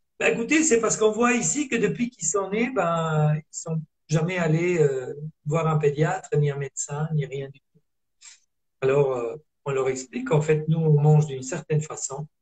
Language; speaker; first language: French; non-native, fluent; Italian